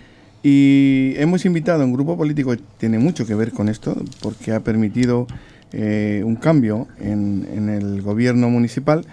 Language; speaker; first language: Spanish; native; Spanish